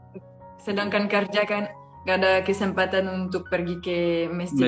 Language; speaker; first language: Indonesian; non-native, fluent; French